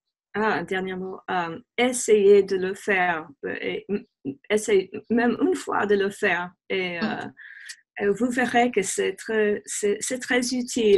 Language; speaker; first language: French; non-native, fluent; English